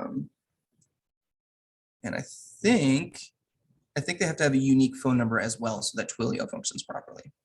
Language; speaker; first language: English; native; English